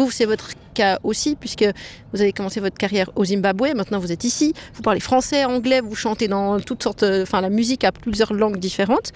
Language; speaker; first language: French; native; French